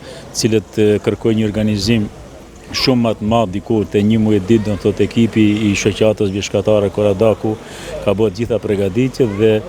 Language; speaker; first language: Albanian; native; Albanian